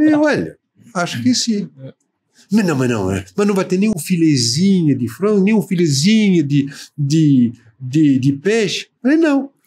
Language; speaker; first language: Portuguese; non-native, fluent; French